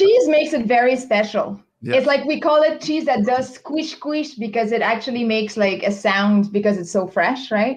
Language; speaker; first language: English; non-native, fluent; French